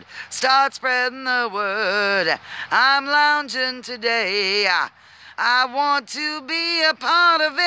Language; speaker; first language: English; native; English